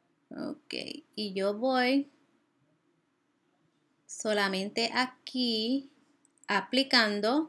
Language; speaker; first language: Spanish; early bilingual, heritage; Spanish